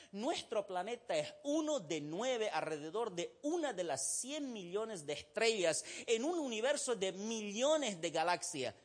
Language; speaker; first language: Spanish; non-native, fluent; Arabic